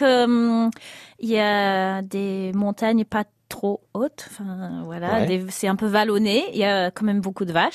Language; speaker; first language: French; non-native, fluent; English